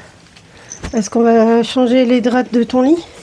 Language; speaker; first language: French; native; French